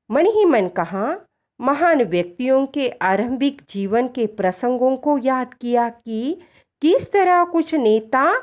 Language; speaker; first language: Hindi; non-native, local second language; Marathi